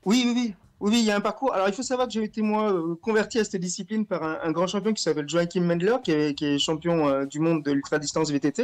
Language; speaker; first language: French; native; French